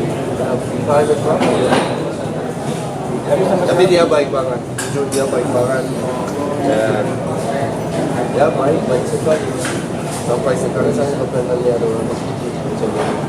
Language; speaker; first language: Indonesian; non-native, learner; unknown